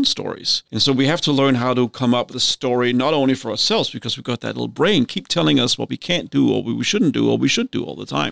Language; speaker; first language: English; non-native, fluent; Danish